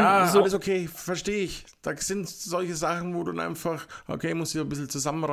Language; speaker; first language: German; native; German